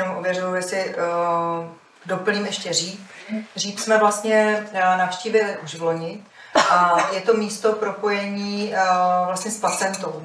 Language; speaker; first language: Czech; native; Czech